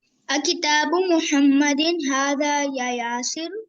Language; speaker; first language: Arabic; non-native, learner; Urdu